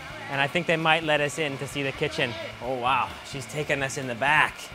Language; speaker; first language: English; native; English